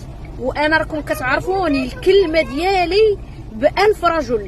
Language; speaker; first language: Arabic; native; Arabic